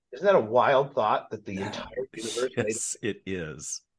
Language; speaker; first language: English; native; English